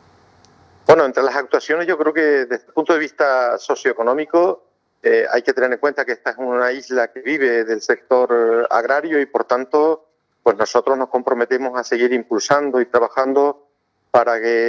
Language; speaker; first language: Spanish; native; Spanish